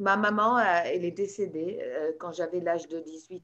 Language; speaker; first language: French; non-native, fluent; English